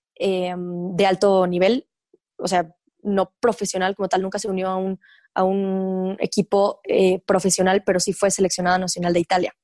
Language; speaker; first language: Spanish; native; Spanish